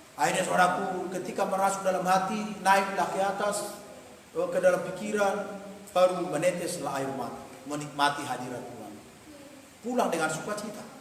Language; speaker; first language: Indonesian; non-native, local second language; Batak Toba